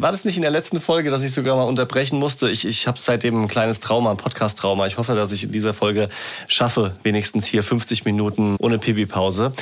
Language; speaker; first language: German; native; German